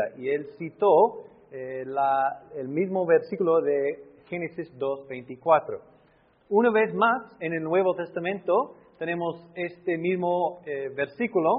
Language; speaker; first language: Spanish; non-native, fluent; English